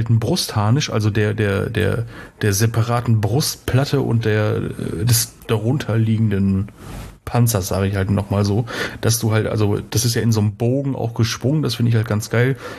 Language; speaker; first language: German; native; German